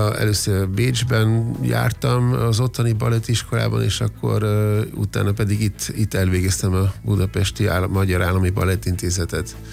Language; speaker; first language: Hungarian; non-native, fluent; German